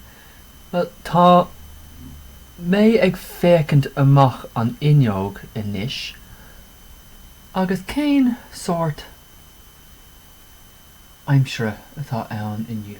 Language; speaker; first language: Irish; non-native, local second language; English